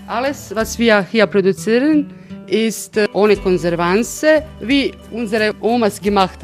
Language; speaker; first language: German; non-native, learner; Croatian